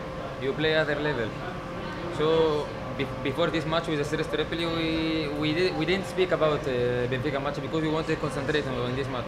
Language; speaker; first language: English; non-native, learner; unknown